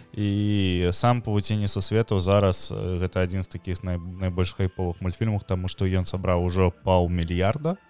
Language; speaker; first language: Belarusian; non-native, local second language; Russian